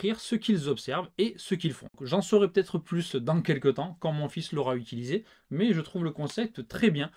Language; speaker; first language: French; native; French